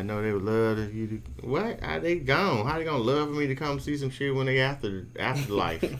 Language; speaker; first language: English; native; English